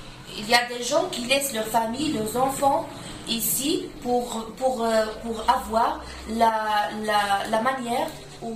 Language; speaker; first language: French; non-native, local second language; Arabic